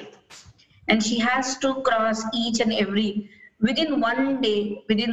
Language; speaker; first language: English; non-native, local second language; Marathi